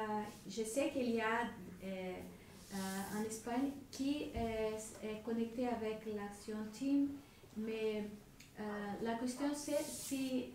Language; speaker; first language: French; non-native, learner; Spanish